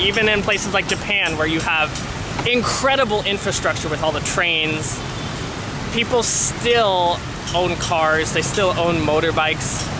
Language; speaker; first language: English; native; English